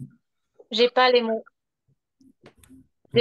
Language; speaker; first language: French; non-native, fluent; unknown